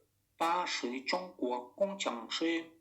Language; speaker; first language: Chinese; non-native, learner; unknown